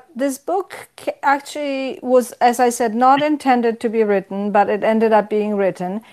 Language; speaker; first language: English; non-native, fluent; Polish